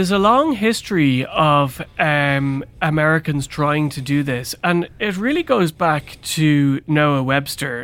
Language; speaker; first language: English; native; English